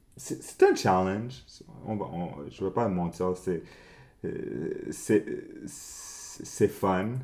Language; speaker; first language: French; early bilingual, other home language; English